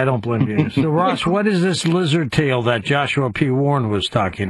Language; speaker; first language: English; native; English